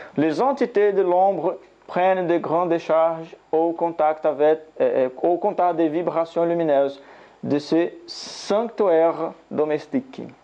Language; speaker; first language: French; non-native, learner; Portuguese